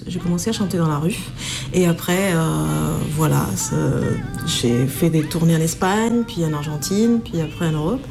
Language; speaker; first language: French; non-native, fluent; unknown